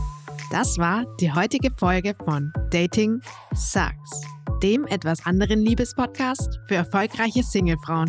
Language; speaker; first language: German; native; German